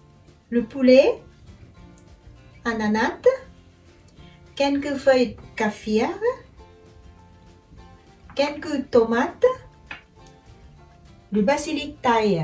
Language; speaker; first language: French; non-native, learner; Thai